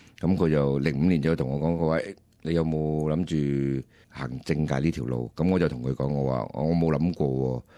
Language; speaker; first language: Cantonese; early bilingual, heritage; Cantonese